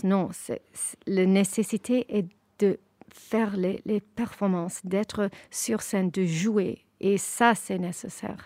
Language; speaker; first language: French; non-native, fluent; English